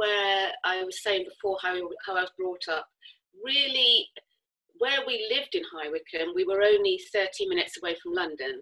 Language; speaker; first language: English; native; English